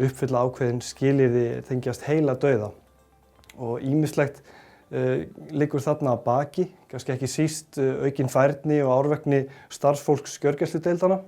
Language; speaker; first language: Icelandic; native; Icelandic